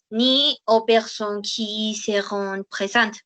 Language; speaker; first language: French; non-native, learner; Spanish